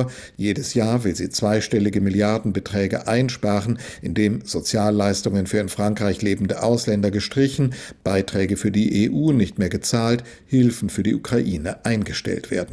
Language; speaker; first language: German; native; German